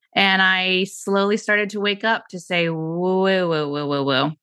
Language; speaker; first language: English; native; English